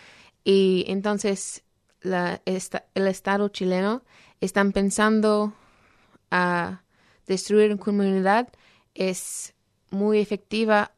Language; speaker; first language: Spanish; non-native, fluent; English